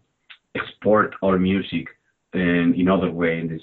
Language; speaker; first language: English; non-native, fluent; Spanish